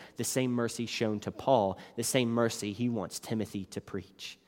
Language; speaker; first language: English; native; English